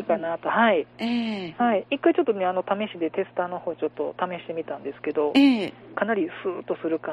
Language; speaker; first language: Japanese; native; Japanese